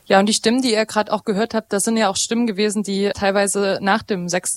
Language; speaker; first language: German; native; German